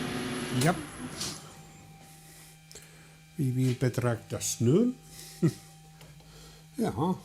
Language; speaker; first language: German; non-native, learner; Finnish